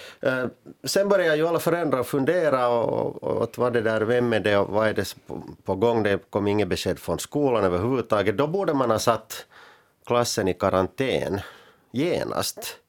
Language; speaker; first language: Swedish; native; Swedish